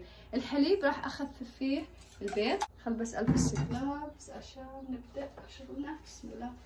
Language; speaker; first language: Arabic; native; Arabic